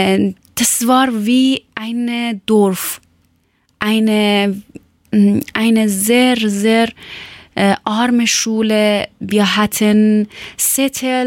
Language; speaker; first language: German; non-native, learner; Persian